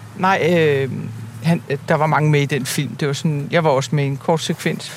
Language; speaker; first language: Danish; native; Danish